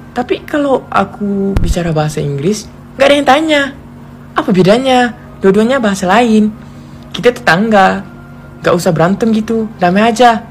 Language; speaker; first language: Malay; native; Malay